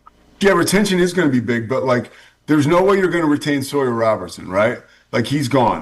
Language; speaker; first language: English; native; English